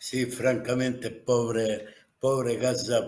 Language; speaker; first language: Spanish; non-native, fluent; Arabic